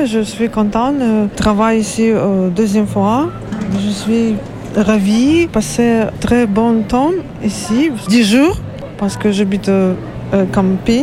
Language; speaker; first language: French; non-native, learner; Ukrainian